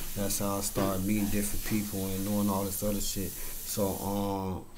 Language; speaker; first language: English; native; English